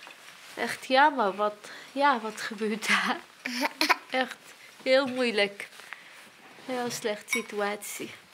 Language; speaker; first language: Dutch; non-native, learner; Arabic